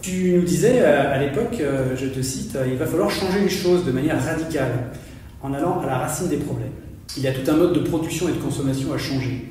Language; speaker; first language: French; native; French